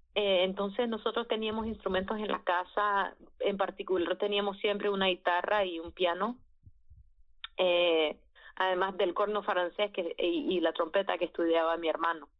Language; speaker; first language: Spanish; native; Spanish